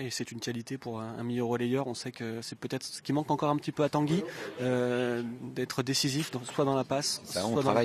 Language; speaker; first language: French; native; French